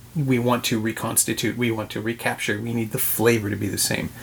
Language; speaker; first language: English; native; English